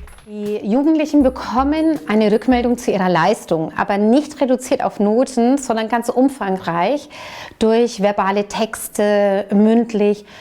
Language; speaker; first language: German; native; German